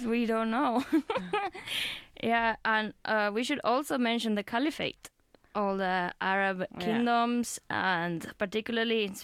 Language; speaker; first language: English; non-native, fluent; Spanish